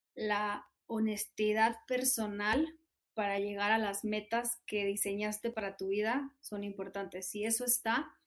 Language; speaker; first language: Spanish; native; Spanish